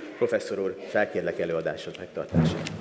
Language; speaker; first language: Hungarian; native; Hungarian